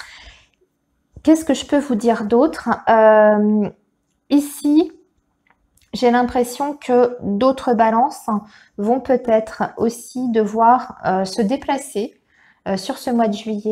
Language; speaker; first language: French; native; French